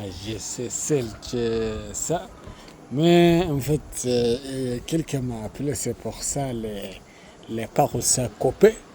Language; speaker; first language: French; non-native, learner; Arabic